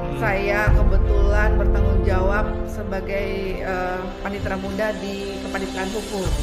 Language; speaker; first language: Indonesian; native; Indonesian